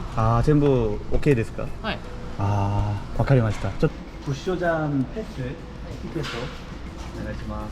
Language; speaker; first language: Japanese; non-native, learner; Korean